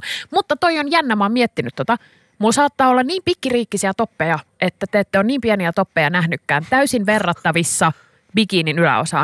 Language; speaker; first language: Finnish; native; Finnish